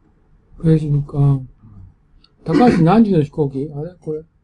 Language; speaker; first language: Japanese; native; Japanese